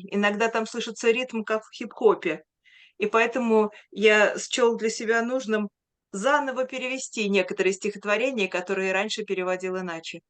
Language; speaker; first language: Russian; native; Russian